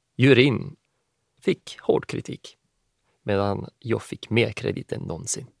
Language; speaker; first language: Swedish; non-native, fluent; French